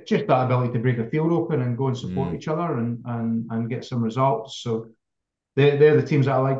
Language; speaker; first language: English; native; English